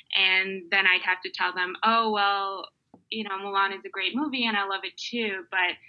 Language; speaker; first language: English; early bilingual, other home language; Mongolian